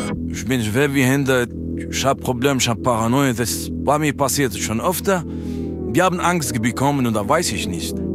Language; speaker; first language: German; non-native, learner; French